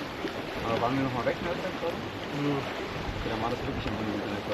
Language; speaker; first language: German; native; German